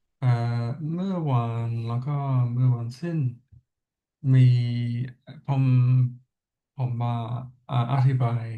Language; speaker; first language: Thai; non-native, learner; English